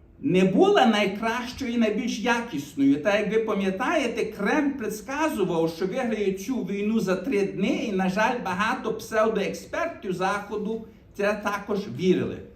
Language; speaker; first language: Ukrainian; early bilingual, heritage; Ukrainian